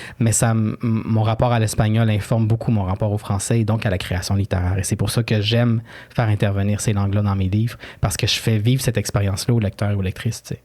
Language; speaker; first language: French; early bilingual, other home language; Spanish